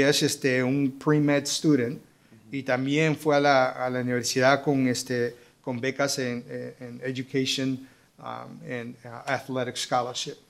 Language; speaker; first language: Spanish; early bilingual, heritage; Spanish